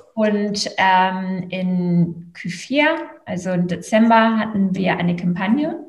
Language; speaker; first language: German; non-native, fluent; English